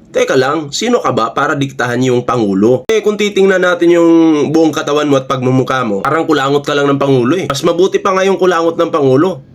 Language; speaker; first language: Filipino; native; Filipino